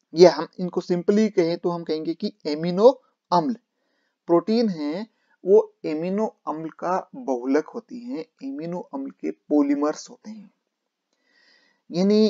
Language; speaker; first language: Hindi; native; Hindi